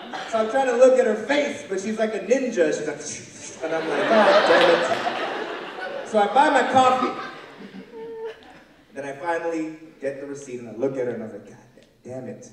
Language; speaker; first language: English; native; English